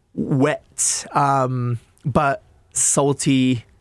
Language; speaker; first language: English; non-native, fluent; Japanese